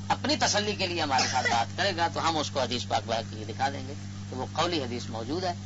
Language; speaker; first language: Urdu; non-native, local second language; Punjabi